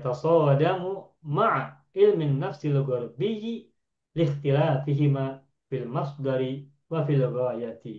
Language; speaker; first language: Arabic; non-native, fluent; Indonesian